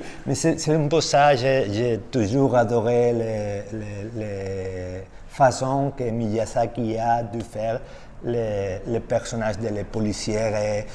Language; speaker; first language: French; non-native, learner; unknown